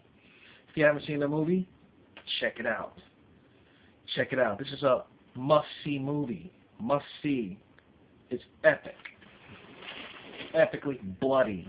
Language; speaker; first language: English; native; English